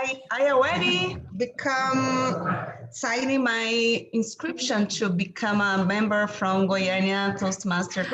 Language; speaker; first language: English; non-native, learner; Portuguese